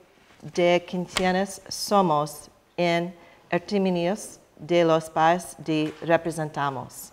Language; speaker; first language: Spanish; non-native, learner; English